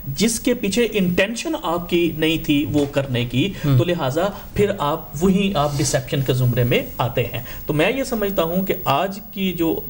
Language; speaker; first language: Urdu; non-native, local second language; Punjabi